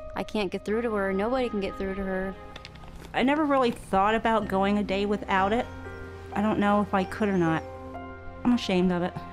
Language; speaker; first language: English; native; English